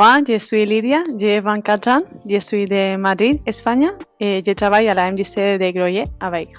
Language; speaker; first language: French; non-native, fluent; Spanish